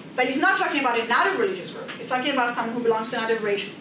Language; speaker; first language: English; non-native, fluent; Indonesian